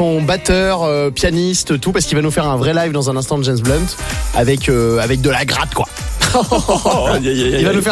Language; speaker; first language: French; native; French